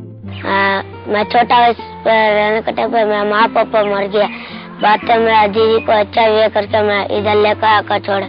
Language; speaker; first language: Hindi; non-native, local second language; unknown